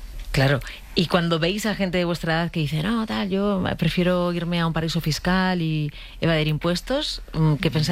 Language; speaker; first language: Spanish; native; Spanish